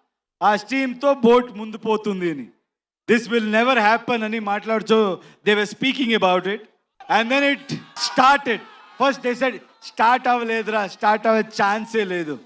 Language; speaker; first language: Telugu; non-native, fluent; Kannada